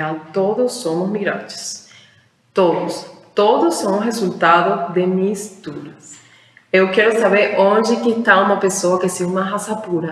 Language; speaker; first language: Portuguese; non-native, fluent; Spanish